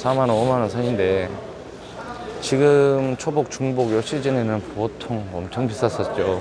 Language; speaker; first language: Korean; native; Korean